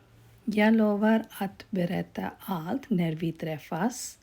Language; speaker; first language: Swedish; non-native, learner; Urdu